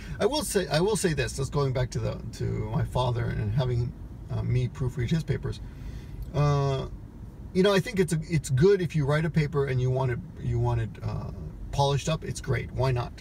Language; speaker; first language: English; early bilingual, other home language; Spanish